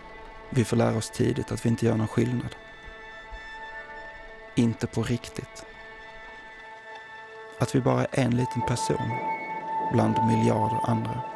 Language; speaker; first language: Swedish; native; Swedish